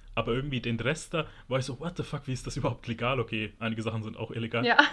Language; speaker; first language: German; native; German